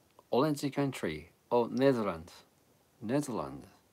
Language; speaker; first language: English; non-native, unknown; Japanese